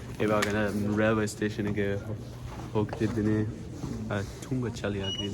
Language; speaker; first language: Kannada; non-native, learner; English